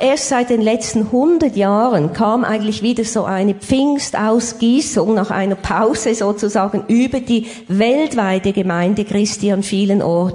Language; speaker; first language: German; native; German